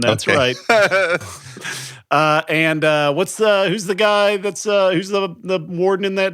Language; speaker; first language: English; native; English